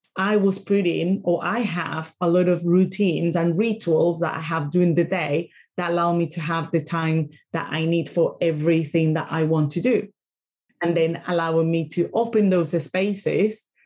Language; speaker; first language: English; non-native, fluent; Spanish